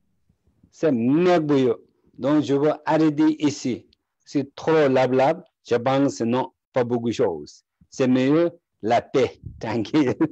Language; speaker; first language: French; non-native, learner; Tibetan